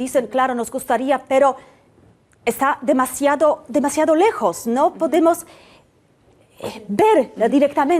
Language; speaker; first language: Spanish; non-native, fluent; Polish